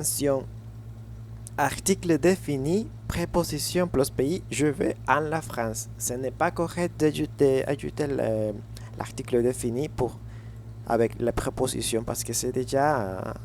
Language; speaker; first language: French; non-native, fluent; Spanish